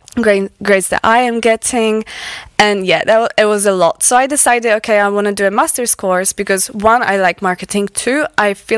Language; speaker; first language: English; non-native, fluent; Polish